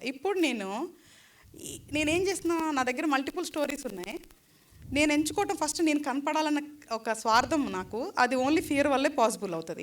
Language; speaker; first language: Telugu; native; Telugu